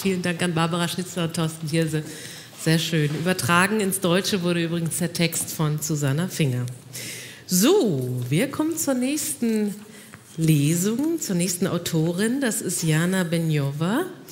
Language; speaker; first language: German; native; German